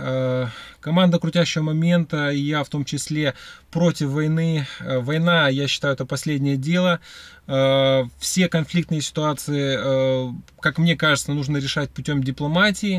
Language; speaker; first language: Russian; native; Russian